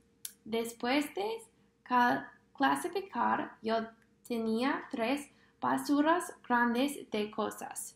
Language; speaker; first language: Spanish; non-native, fluent; English